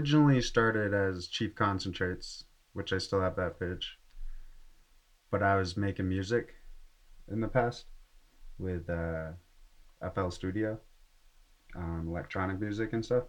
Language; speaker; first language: English; native; English